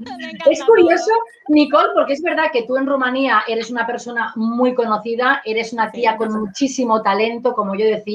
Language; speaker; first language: Spanish; native; Spanish